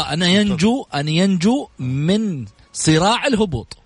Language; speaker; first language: Arabic; native; Arabic